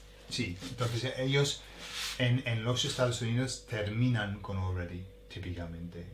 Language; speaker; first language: Spanish; non-native, fluent; English